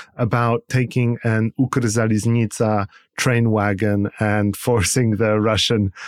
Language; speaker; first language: English; non-native, fluent; Polish